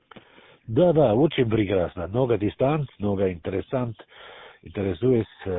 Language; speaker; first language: Russian; non-native, learner; German